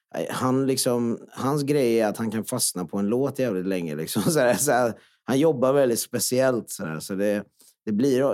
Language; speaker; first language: Swedish; non-native, local second language; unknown